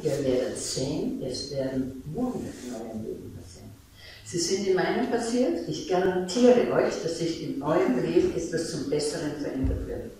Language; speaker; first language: German; native; German